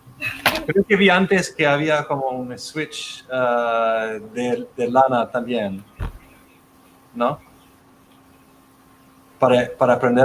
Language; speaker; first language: Spanish; non-native, fluent; English